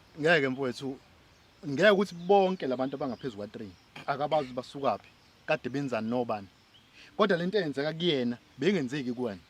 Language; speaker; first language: Zulu; native; Zulu